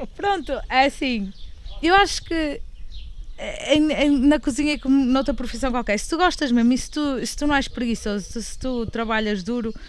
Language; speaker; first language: Portuguese; native; Portuguese